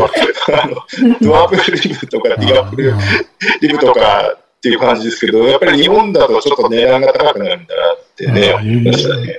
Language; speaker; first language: Japanese; native; Japanese